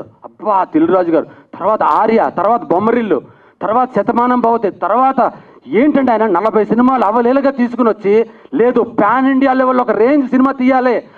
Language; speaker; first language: Telugu; native; Telugu